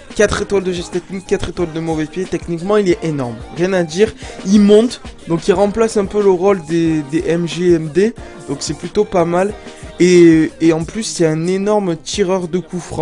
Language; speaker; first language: French; native; French